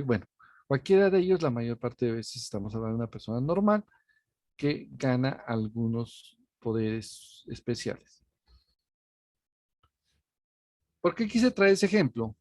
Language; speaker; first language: Spanish; native; Spanish